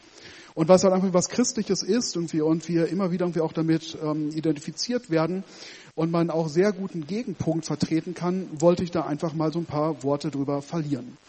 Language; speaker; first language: German; native; German